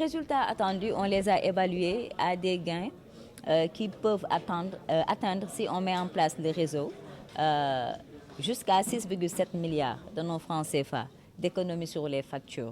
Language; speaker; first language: French; non-native, local second language; Wolof